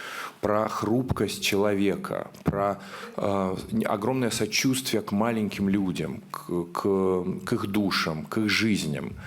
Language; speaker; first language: Russian; native; Russian